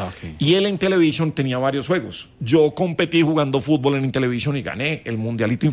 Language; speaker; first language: Spanish; native; Spanish